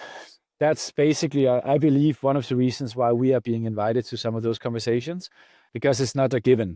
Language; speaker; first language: English; non-native, fluent; Danish